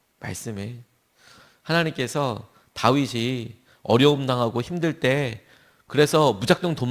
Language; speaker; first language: Korean; native; Korean